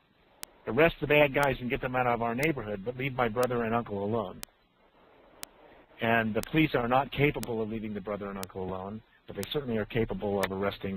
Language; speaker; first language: English; native; English